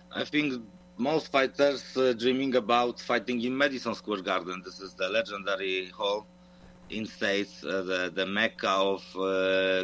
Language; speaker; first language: English; non-native, fluent; Polish